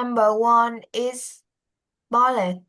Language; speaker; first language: English; non-native, learner; Vietnamese